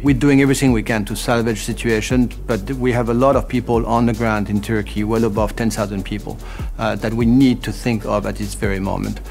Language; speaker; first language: English; non-native, fluent; French